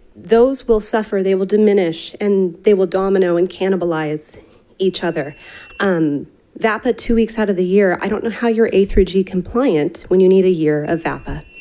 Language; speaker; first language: English; native; English